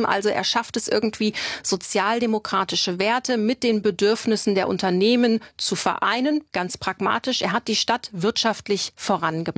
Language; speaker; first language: German; native; German